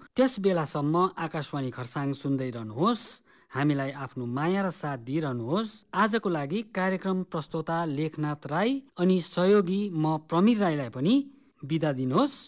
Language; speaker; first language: Nepali; native; Nepali